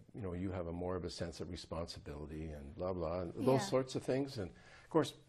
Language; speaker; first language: English; native; English